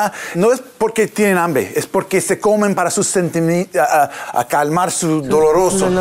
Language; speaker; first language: Spanish; non-native, learner; English